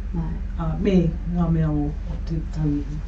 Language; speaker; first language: Māori; non-native, local second language; English